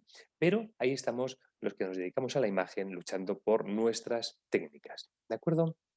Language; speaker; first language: Spanish; native; Spanish